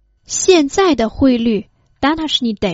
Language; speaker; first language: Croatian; non-native, fluent; Chinese